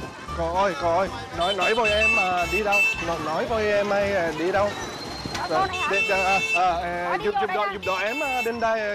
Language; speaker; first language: Vietnamese; non-native, learner; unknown